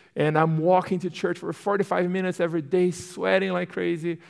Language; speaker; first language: English; non-native, fluent; Portuguese